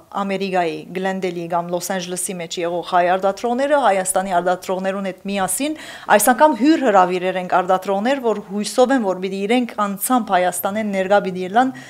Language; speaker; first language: Armenian; early bilingual, heritage; Armenian